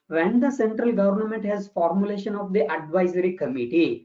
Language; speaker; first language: English; non-native, local second language; Kannada